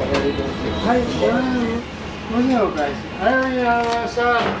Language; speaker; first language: Japanese; native; Japanese